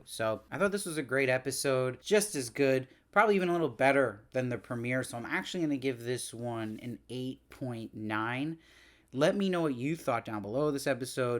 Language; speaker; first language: English; native; English